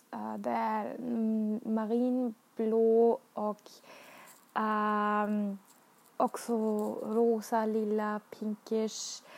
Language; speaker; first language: Swedish; non-native, fluent; German